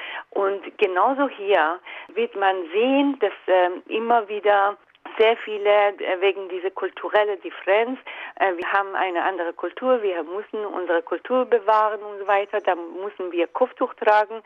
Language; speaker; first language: German; non-native, fluent; Persian